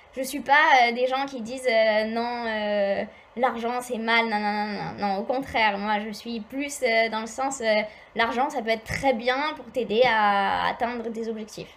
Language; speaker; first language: French; native; French